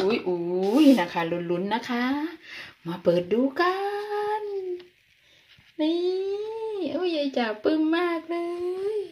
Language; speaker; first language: Thai; native; Thai